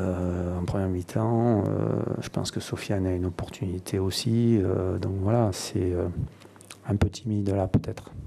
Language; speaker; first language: French; native; French